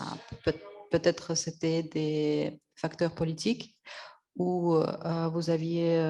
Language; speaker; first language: French; non-native, fluent; Russian